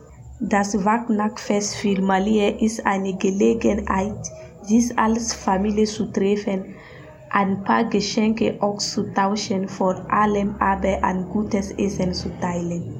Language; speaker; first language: German; non-native, learner; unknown